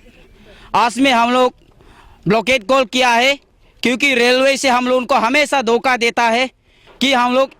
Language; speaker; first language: Hindi; non-native, local second language; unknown